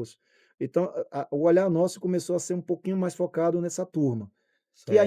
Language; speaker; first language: Portuguese; native; Portuguese